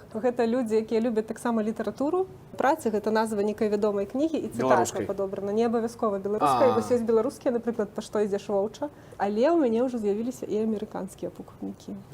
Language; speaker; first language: Belarusian; non-native, local second language; Russian